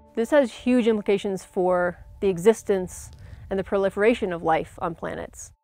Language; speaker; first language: English; native; English